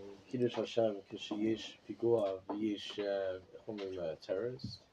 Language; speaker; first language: Hebrew; non-native, learner; English